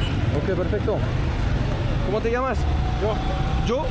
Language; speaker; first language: Spanish; non-native, learner; French